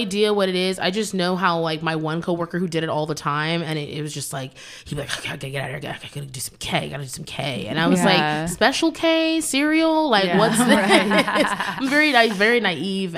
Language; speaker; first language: English; native; English